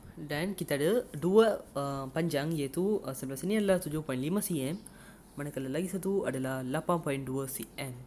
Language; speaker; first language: Malay; non-native, local second language; Tamil